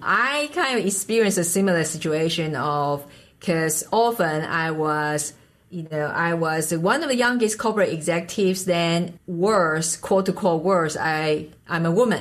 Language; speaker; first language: English; non-native, fluent; Chinese